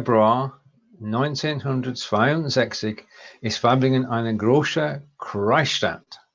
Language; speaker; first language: German; non-native, learner; English